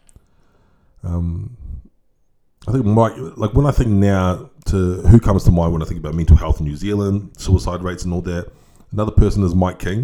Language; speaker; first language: English; native; English